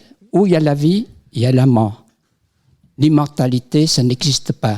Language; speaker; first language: French; non-native, fluent; Vietnamese